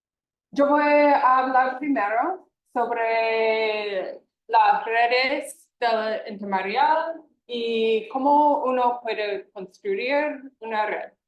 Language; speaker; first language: Spanish; non-native, fluent; English